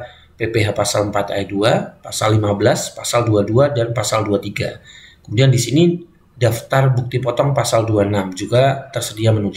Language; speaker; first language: Indonesian; native; Indonesian